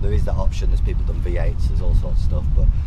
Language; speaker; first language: English; native; English